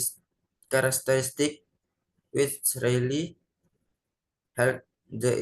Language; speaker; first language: English; non-native, learner; Indonesian